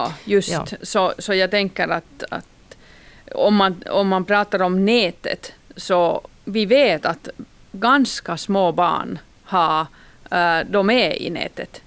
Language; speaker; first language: Swedish; non-native, local second language; Finnish